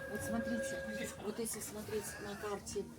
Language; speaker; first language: Russian; native; Russian